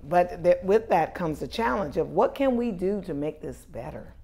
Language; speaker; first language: English; native; English